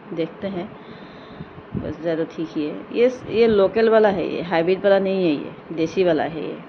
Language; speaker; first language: Hindi; non-native, local second language; Assamese